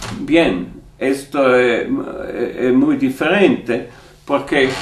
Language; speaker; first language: Spanish; non-native, learner; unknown